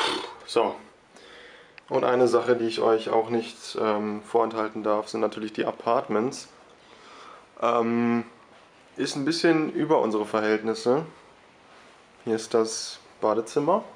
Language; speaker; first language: German; native; German